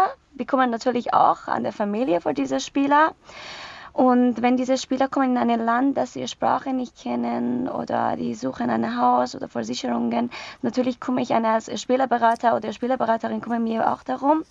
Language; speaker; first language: German; non-native, learner; Persian